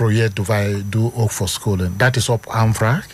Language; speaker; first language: Dutch; non-native, learner; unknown